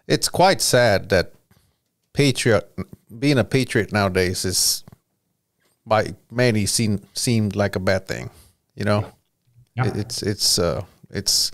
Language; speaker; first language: English; early bilingual, other home language; Spanish